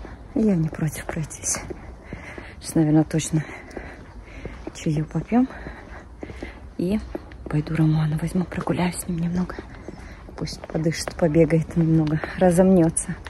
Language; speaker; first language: Russian; native; Russian